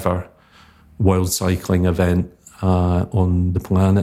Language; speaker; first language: English; native; English